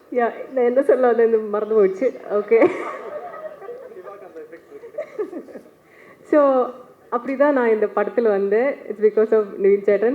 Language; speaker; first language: Tamil; non-native, learner; Malayalam